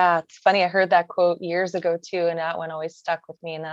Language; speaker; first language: English; native; English